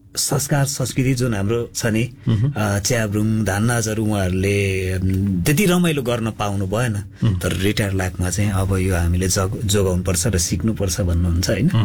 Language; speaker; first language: Nepali; non-native, local second language; Limburgish